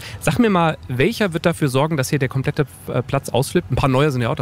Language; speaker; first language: German; native; German